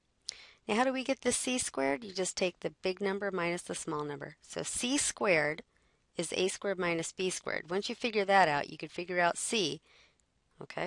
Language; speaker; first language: English; native; English